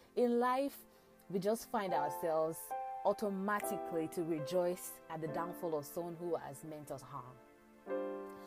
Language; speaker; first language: English; non-native, local second language; Yoruba